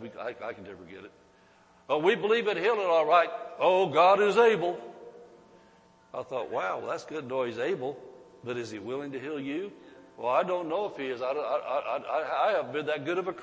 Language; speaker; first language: English; native; English